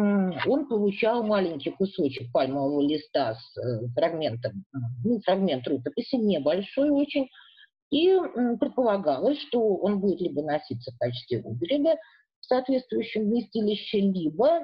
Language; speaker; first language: Russian; native; Russian